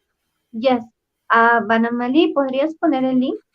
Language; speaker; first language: Spanish; native; Spanish